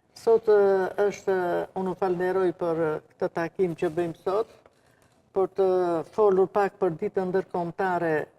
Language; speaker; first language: Albanian; non-native, local second language; Romany